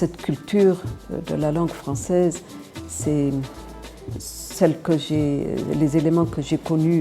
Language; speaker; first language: French; non-native, fluent; Amharic